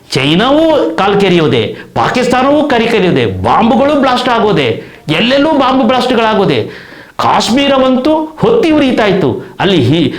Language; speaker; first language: Kannada; non-native, local second language; Kodava